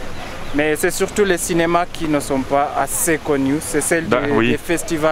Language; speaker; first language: French; non-native, fluent; Luo (Kenya and Tanzania)